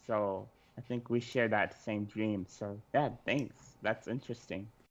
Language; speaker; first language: English; native; English